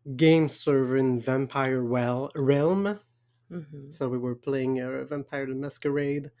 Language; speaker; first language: English; non-native, fluent; French